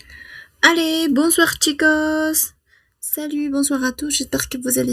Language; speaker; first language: French; non-native, fluent; Spanish